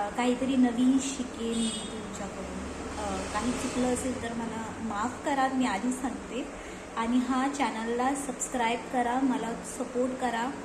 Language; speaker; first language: Marathi; non-native, local second language; Konkani